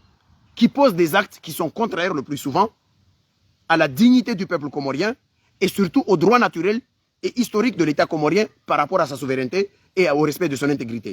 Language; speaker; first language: French; non-native, local second language; Comorian